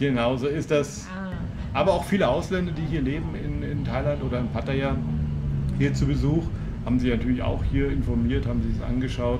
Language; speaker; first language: German; native; German